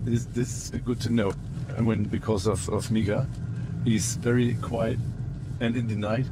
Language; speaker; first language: English; non-native, fluent; German